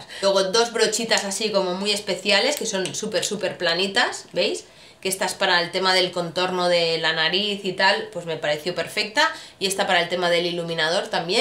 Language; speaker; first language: Spanish; native; Spanish